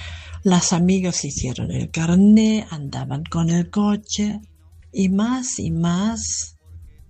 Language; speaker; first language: Spanish; non-native, fluent; German